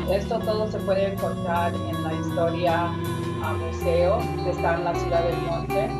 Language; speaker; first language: Spanish; early bilingual, heritage; English